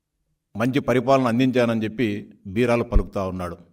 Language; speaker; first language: Telugu; native; Telugu